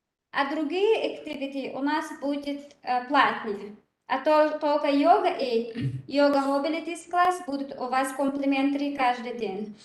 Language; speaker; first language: Russian; non-native, learner; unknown